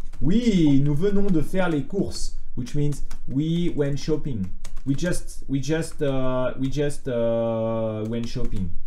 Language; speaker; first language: English; non-native, fluent; French